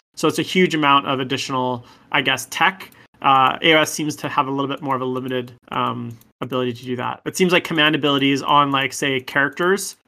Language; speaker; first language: English; native; English